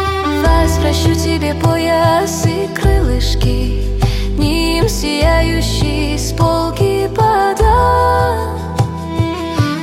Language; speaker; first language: Russian; native; Russian